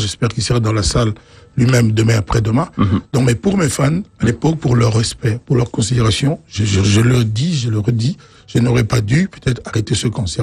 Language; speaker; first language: French; non-native, local second language; Lingala